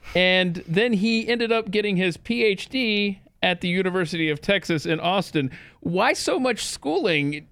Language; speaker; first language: English; native; English